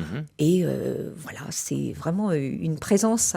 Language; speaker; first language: French; native; French